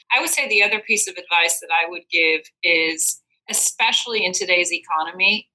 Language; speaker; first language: English; non-native, fluent; Dutch